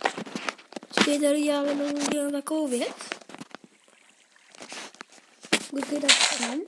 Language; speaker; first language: Czech; non-native, learner; Slovak